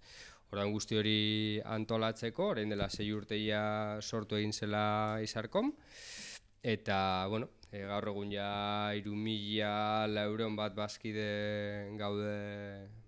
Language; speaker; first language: Basque; native; Basque